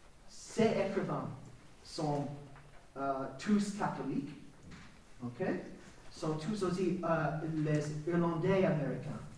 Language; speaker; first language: French; non-native, learner; English